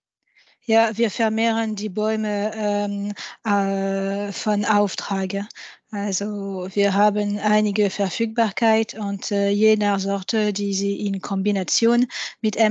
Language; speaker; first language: German; non-native, fluent; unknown